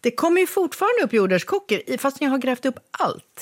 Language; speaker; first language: Swedish; native; Swedish